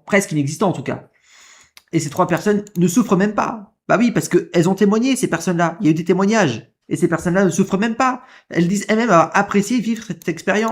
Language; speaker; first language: French; native; French